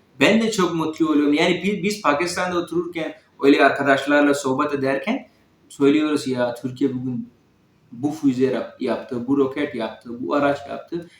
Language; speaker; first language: Turkish; non-native, learner; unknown